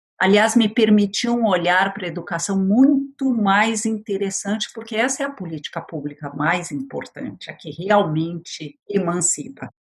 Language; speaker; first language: Portuguese; early bilingual, other home language; French